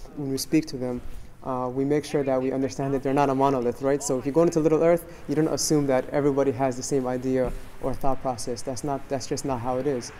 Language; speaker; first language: English; native; English